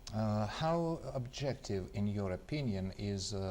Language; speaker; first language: English; non-native, fluent; Ukrainian